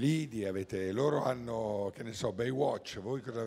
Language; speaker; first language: Italian; native; Italian